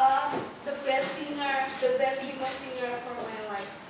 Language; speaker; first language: English; non-native, learner; Indonesian